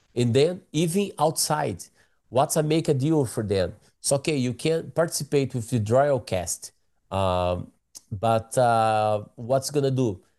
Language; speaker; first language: English; non-native, learner; Portuguese